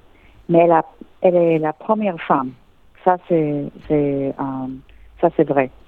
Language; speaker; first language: French; non-native, learner; English